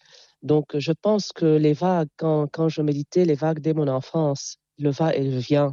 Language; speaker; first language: French; non-native, local second language; Arabic